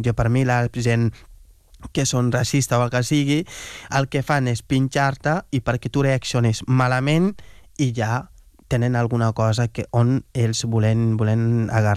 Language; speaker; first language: Catalan; non-native, fluent; Wolof